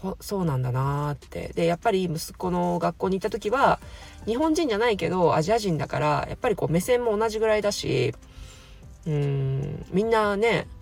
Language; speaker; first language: Japanese; native; Japanese